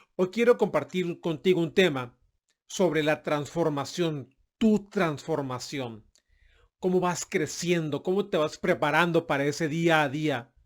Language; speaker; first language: Spanish; native; Spanish